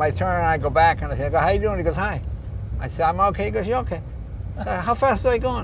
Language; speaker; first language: English; native; English